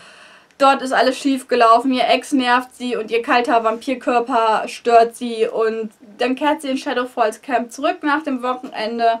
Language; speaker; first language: German; native; German